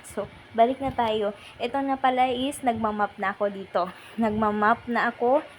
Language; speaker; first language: Filipino; non-native, local second language; Waray